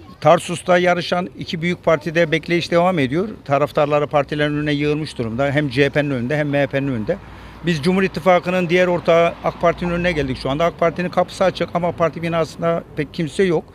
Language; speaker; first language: Turkish; native; Turkish